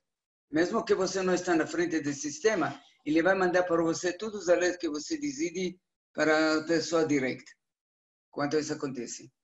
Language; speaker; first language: Portuguese; non-native, learner; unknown